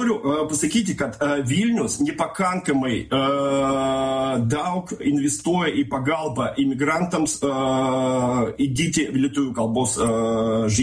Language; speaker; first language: Lithuanian; non-native, local second language; Russian